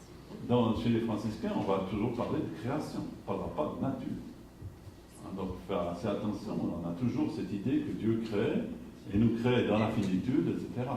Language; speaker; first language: French; native; French